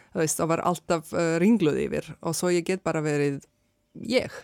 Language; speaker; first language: Icelandic; non-native, fluent; Serbian